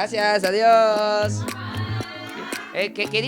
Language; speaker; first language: Spanish; non-native, fluent; Japanese